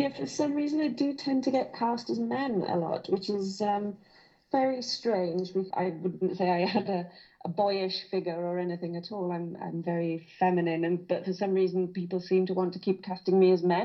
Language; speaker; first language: English; native; English